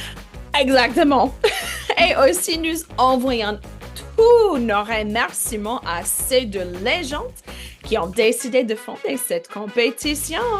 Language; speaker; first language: French; non-native, fluent; English